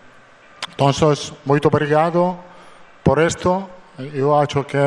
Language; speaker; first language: Portuguese; non-native, fluent; Italian